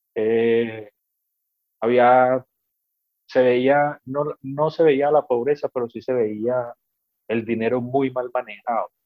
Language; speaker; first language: Spanish; native; Spanish